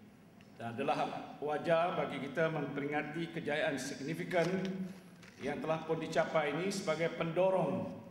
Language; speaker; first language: Malay; native; Malay